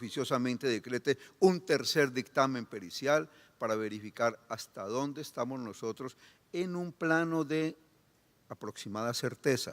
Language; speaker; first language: Spanish; native; Spanish